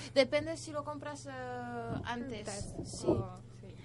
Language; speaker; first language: Spanish; non-native, fluent; French